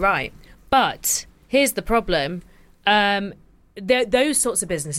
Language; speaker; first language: English; native; English